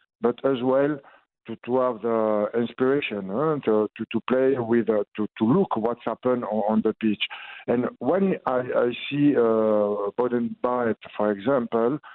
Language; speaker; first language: English; non-native, learner; French